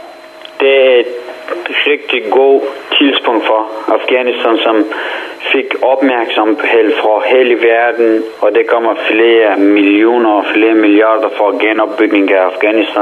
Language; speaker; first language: Danish; non-native, fluent; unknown